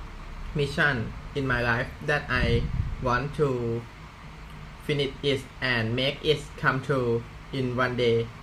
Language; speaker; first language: English; non-native, learner; Thai